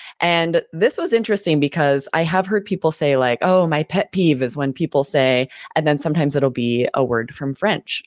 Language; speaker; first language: English; native; English